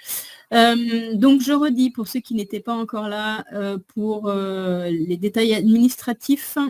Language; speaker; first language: French; native; French